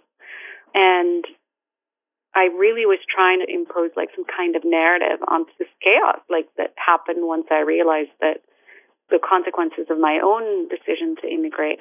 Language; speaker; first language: English; non-native, fluent; Arabic